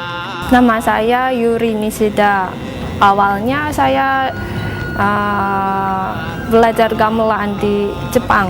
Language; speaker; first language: Indonesian; non-native, fluent; Japanese